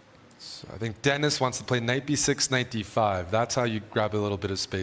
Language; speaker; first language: English; native; English